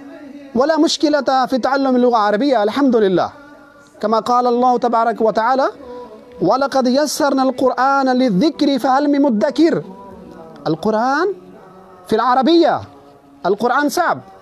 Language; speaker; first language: Arabic; non-native, fluent; Urdu